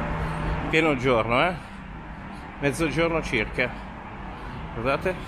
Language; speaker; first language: Italian; native; Italian